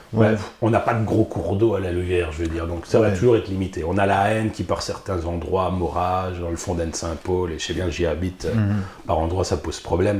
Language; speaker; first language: French; native; French